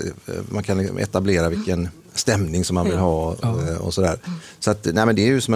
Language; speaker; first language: Swedish; native; Swedish